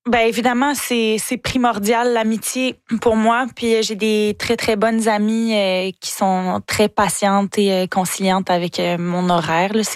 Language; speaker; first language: French; native; French